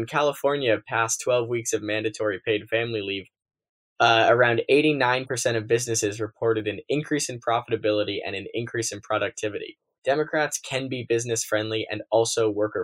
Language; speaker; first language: English; native; English